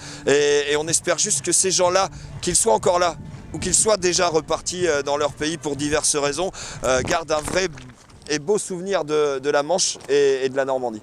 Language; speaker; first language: French; native; French